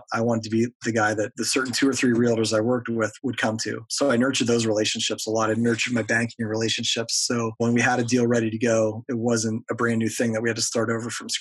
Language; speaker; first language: English; native; English